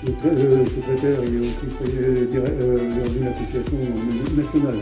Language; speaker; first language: French; native; French